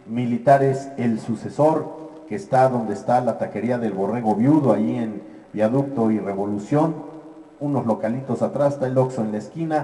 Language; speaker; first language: Spanish; native; Spanish